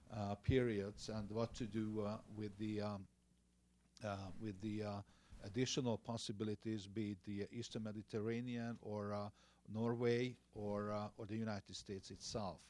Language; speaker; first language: English; non-native, fluent; Hungarian